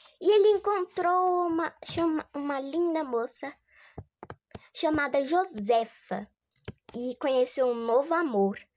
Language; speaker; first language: Portuguese; native; Portuguese